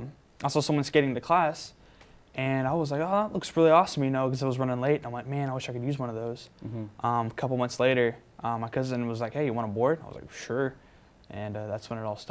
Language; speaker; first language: English; native; English